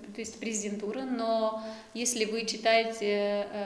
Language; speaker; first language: Russian; non-native, local second language; Romanian